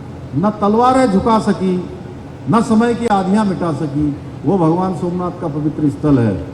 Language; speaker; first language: Hindi; native; Hindi